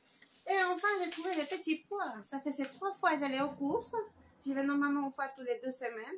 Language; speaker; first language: French; non-native, fluent; Spanish